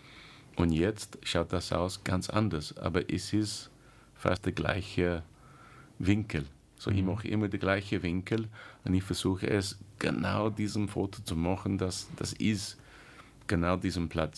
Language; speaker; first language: German; non-native, learner; English